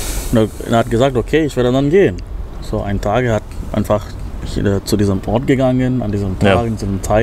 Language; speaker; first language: German; non-native, fluent; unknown